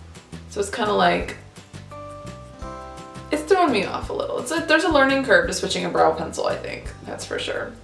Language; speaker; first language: English; native; English